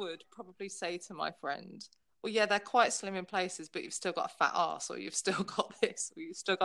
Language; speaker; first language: English; native; English